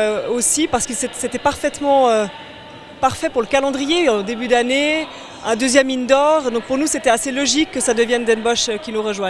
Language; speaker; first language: French; native; French